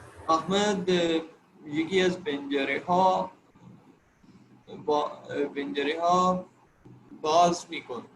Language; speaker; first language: Persian; non-native, learner; Urdu